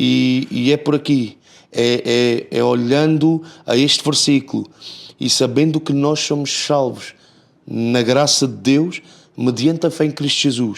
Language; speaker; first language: Portuguese; native; Portuguese